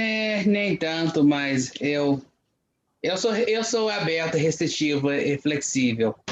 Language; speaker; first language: Portuguese; non-native, fluent; English